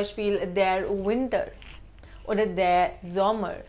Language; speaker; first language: German; non-native, fluent; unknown